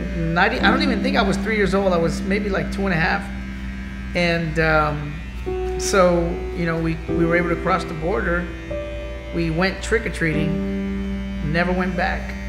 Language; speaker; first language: English; native; English